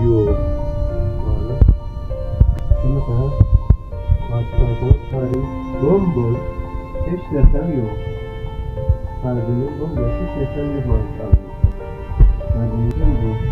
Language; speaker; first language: Turkish; non-native, learner; Uzbek